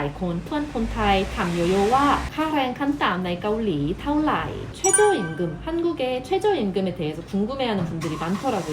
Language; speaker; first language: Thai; non-native, learner; Korean